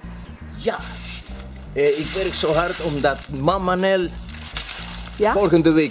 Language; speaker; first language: Dutch; non-native, learner; Spanish